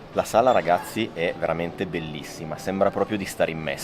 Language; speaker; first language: Italian; native; Italian